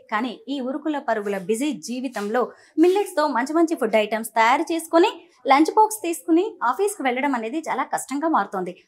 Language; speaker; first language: Telugu; native; Telugu